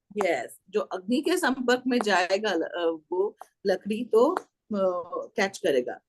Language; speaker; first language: Hindi; non-native, local second language; Marathi